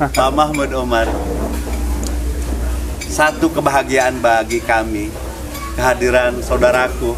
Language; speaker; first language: Indonesian; native; Indonesian